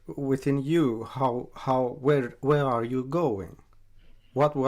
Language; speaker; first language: English; non-native, fluent; Finnish